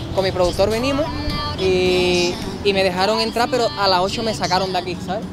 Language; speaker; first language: Spanish; native; Spanish